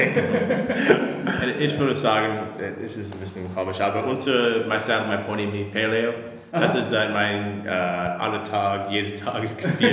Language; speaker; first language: German; non-native, learner; English